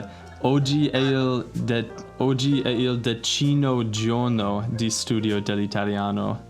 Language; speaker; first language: Italian; non-native, learner; English